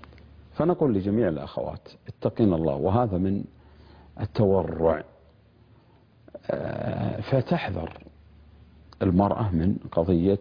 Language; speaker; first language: Arabic; native; Arabic